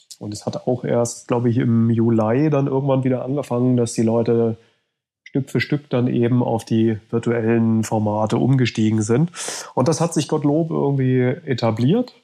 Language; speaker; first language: German; native; German